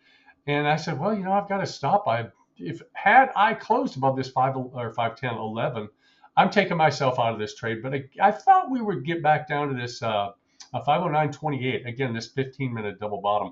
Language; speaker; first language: English; native; English